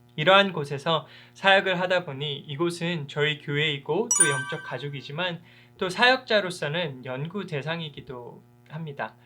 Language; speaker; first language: Korean; early bilingual, heritage; Korean